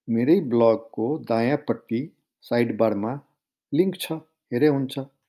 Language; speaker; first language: Nepali; non-native, local second language; Maithili